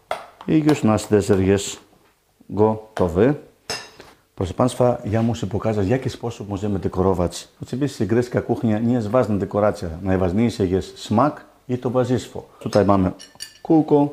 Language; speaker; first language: Polish; non-native, learner; Greek